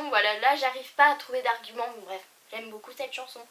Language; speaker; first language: French; native; French